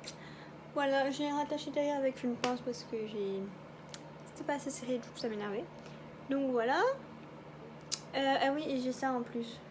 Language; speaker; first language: French; native; French